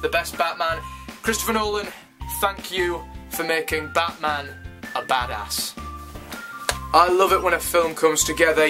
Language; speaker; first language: English; native; English